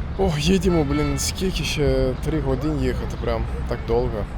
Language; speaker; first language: Ukrainian; non-native, learner; Turkish